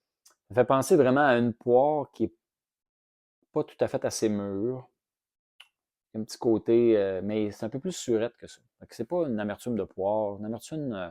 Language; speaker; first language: French; native; French